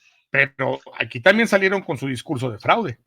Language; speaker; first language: Spanish; native; Spanish